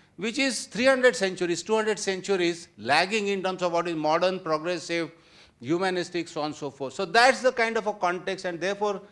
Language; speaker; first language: English; non-native, local second language; Marathi